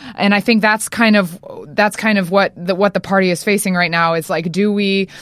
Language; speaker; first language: English; native; English